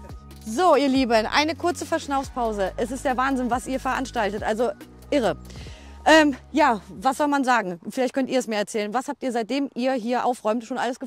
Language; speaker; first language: German; native; German